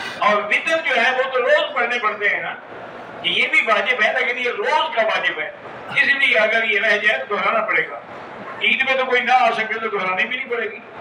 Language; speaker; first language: Urdu; native; Urdu